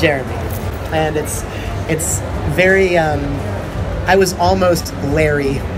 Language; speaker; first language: English; native; English